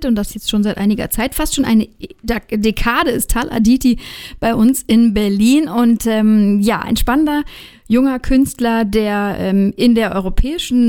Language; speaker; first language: German; native; German